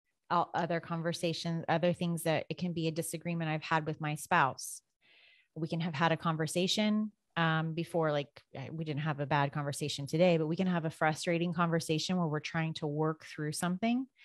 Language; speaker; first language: English; native; English